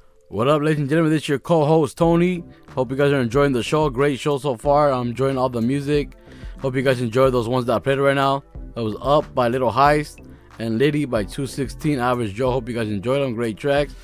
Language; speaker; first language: English; early bilingual, other home language; Spanish